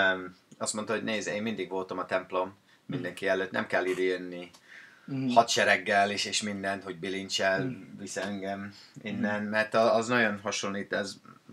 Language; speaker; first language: Hungarian; non-native, fluent; English